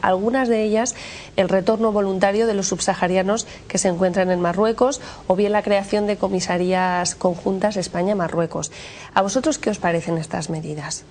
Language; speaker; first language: Spanish; native; Spanish